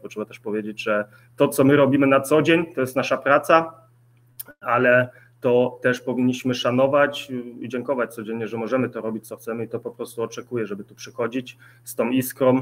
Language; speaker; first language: Polish; early bilingual, heritage; Polish